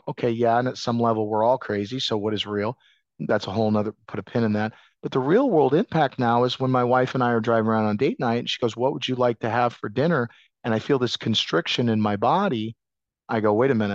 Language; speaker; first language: English; native; English